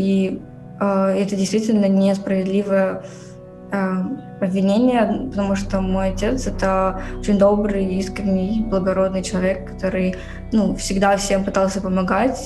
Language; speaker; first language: Russian; native; Russian